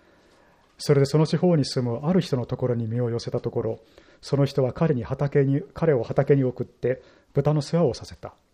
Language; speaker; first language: Japanese; native; Japanese